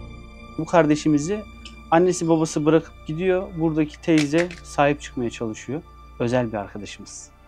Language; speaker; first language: Turkish; native; Turkish